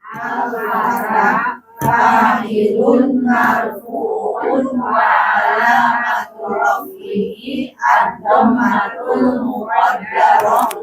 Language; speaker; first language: Arabic; non-native, fluent; Indonesian